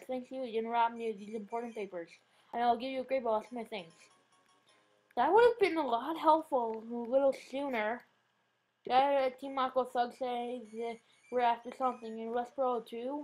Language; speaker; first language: English; native; English